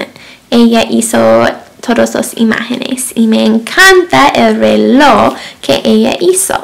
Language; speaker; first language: Spanish; non-native, fluent; English